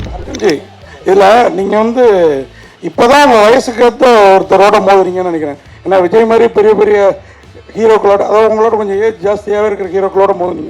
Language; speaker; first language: Tamil; native; Tamil